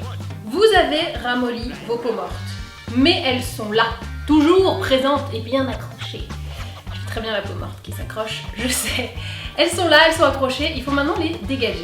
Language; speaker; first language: French; native; French